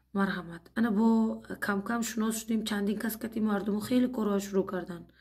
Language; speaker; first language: Tajik; non-native, fluent; Uzbek